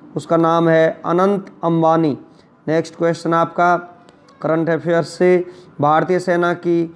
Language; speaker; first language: Hindi; native; Hindi